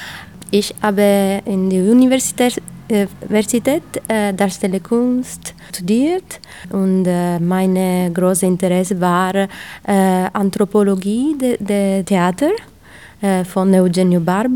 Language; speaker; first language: German; non-native, learner; Italian